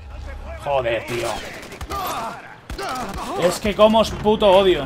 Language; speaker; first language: Spanish; native; Spanish